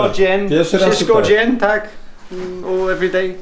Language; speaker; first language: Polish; non-native, learner; English